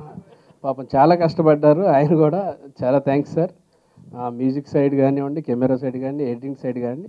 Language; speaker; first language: Telugu; native; Telugu